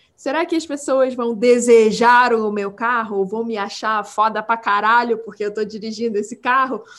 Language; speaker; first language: Portuguese; non-native, local second language; English